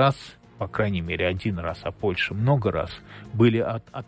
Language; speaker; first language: Polish; non-native, learner; Russian